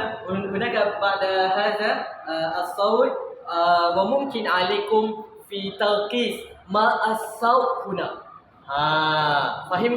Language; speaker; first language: Arabic; non-native, learner; Malay